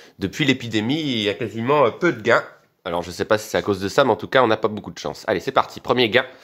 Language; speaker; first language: French; native; French